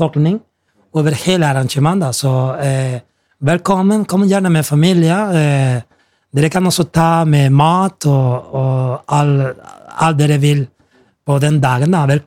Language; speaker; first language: Norwegian; non-native, fluent; Spanish